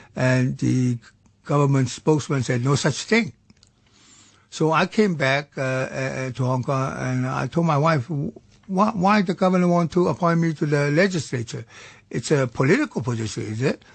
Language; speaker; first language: English; non-native, fluent; Chinese